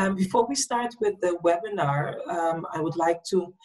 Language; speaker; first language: English; non-native, local second language; Papiamento